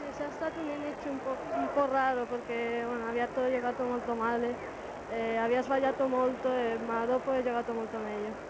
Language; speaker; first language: Italian; non-native, learner; Spanish